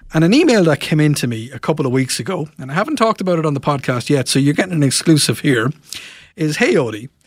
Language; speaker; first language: English; non-native, local second language; Irish